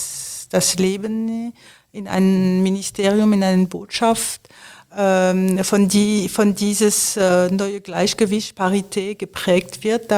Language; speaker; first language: German; non-native, fluent; French